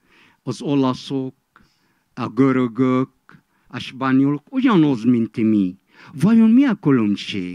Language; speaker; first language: Hungarian; non-native, fluent; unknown